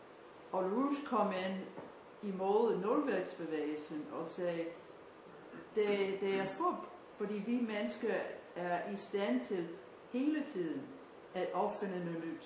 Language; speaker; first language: Danish; non-native, fluent; English